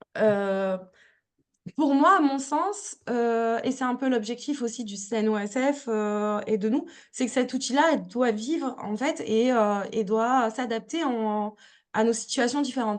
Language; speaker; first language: French; native; French